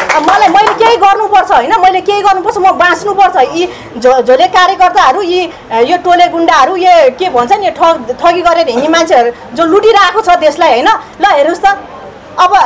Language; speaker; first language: Nepali; native; Nepali